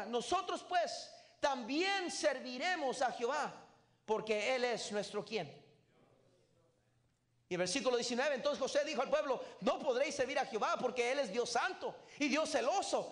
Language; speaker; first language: Spanish; native; Spanish